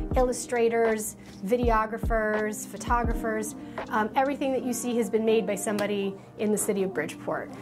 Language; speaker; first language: English; native; English